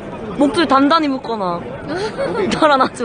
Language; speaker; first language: Korean; native; Korean